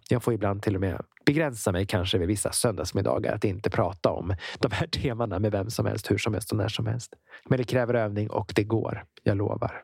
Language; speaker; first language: Swedish; native; Swedish